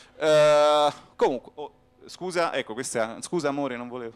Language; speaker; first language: Italian; native; Italian